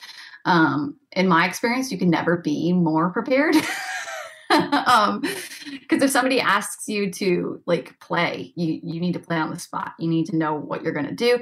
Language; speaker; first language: English; native; English